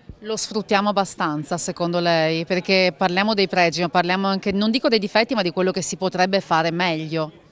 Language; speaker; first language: Italian; native; Italian